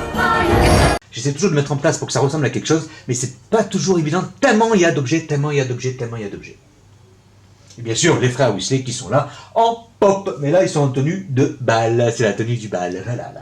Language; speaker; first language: French; native; French